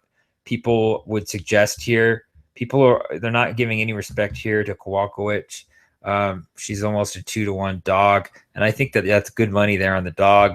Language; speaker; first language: English; native; English